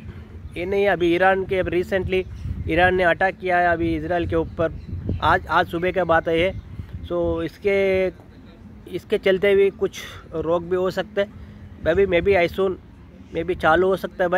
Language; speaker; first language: Hindi; non-native, local second language; Telugu